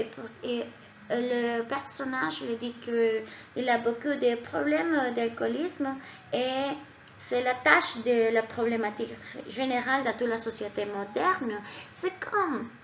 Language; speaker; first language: French; non-native, learner; Spanish